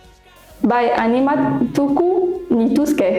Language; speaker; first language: Basque; non-native, learner; Arabic